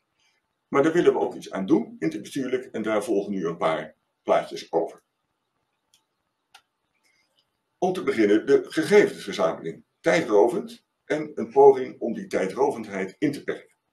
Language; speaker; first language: Dutch; native; Dutch